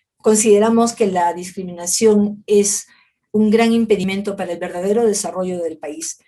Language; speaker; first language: Spanish; native; Spanish